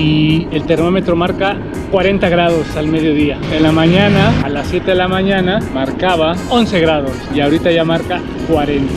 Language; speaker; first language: Spanish; native; Spanish